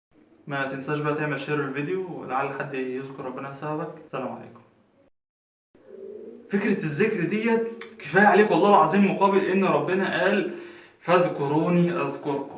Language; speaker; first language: Arabic; native; Arabic